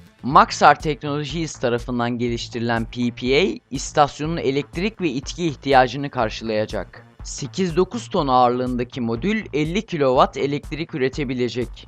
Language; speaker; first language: Turkish; native; Turkish